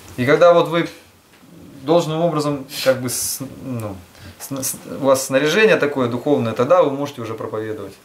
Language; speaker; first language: Russian; native; Russian